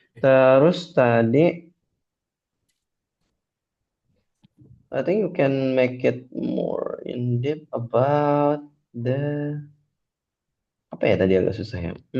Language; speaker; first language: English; non-native, fluent; Indonesian